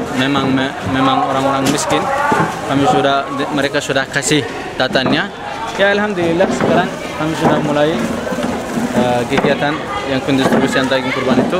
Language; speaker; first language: Indonesian; non-native, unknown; Turkish